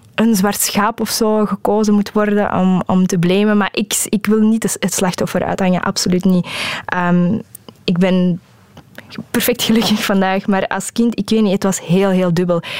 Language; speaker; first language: Dutch; native; Dutch